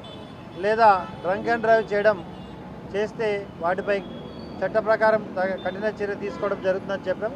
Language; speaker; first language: Telugu; native; Telugu